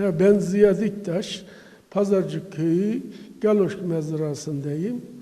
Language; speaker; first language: Turkish; native; Turkish